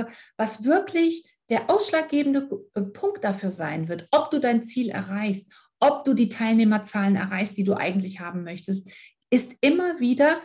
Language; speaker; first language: German; native; German